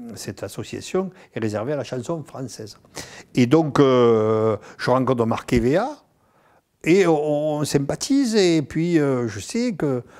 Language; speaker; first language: French; native; French